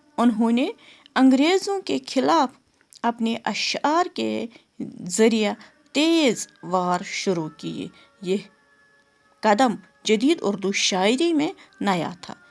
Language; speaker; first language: Urdu; non-native, local second language; Kashmiri